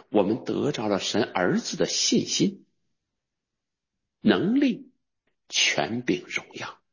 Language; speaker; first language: Chinese; native; Chinese